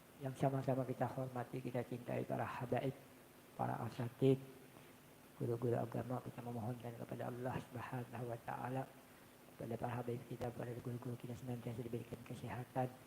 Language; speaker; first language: Indonesian; non-native, local second language; Banjar